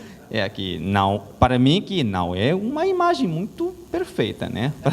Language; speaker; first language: Portuguese; non-native, learner; Chinese